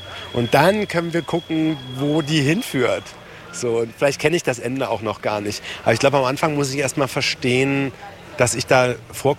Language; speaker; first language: German; native; German